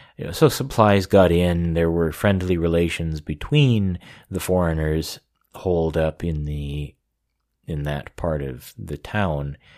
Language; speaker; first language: English; native; English